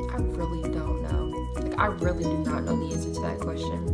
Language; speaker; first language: English; native; English